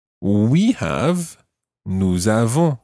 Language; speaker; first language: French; non-native, fluent; English